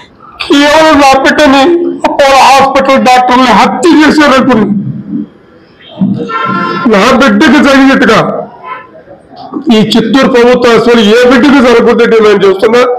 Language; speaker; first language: Telugu; native; Telugu